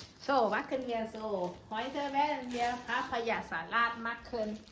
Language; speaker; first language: German; non-native, learner; Thai